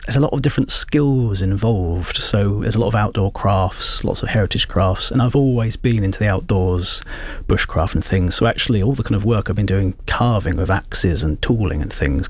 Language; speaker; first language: English; native; English